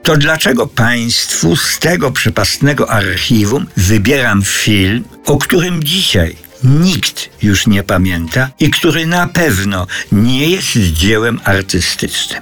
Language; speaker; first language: Polish; native; Polish